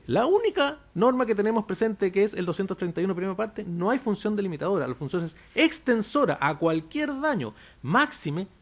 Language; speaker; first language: Spanish; native; Spanish